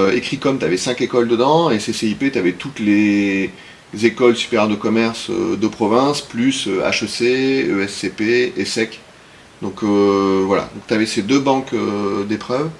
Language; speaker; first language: French; native; French